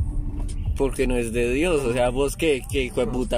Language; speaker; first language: Spanish; native; Spanish